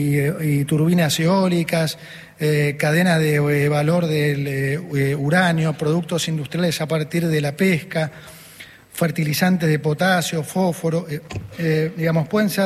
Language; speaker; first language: Spanish; native; Spanish